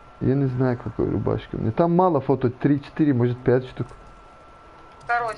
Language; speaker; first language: Russian; non-native, learner; Turkish